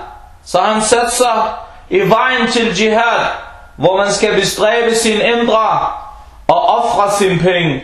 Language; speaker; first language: Danish; non-native, fluent; Arabic